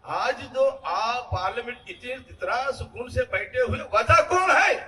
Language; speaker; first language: Hindi; non-native, local second language; Telugu